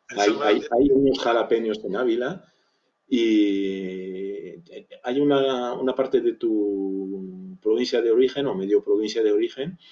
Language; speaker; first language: Spanish; early bilingual, other home language; French